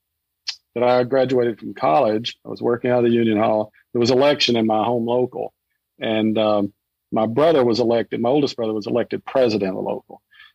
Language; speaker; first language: English; native; English